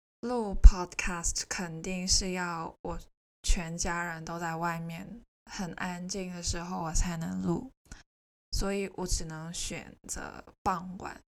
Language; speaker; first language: Chinese; non-native, local second language; Cantonese